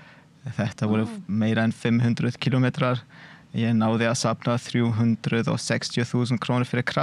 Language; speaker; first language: Icelandic; non-native, fluent; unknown